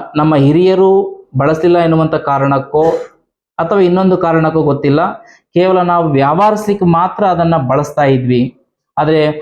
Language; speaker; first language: Kannada; native; Kannada